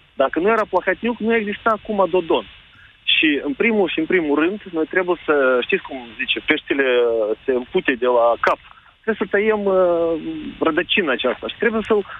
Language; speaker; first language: Romanian; native; Romanian